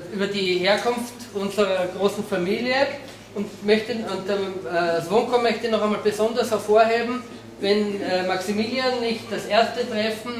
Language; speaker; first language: German; non-native, fluent; Slovenian